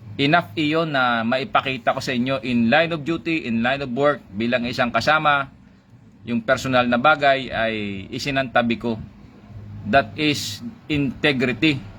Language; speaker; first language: Filipino; non-native, local second language; Hiligaynon